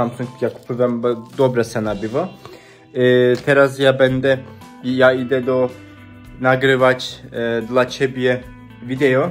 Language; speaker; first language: Polish; non-native, learner; Turkish